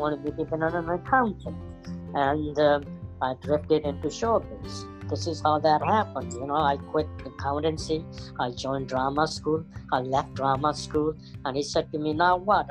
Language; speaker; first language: English; non-native, local second language; Punjabi